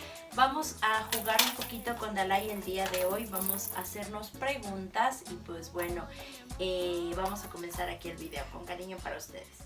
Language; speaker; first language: Spanish; native; Spanish